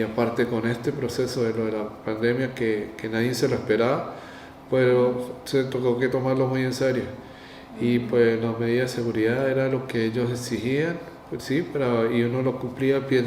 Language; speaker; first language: Spanish; native; Spanish